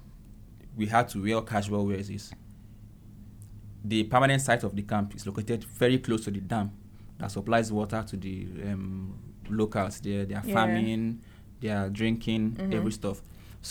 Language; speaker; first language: English; non-native, local second language; Igbo